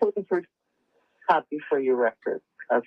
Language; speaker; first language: English; native; English